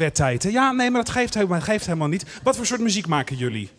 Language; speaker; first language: Dutch; native; Dutch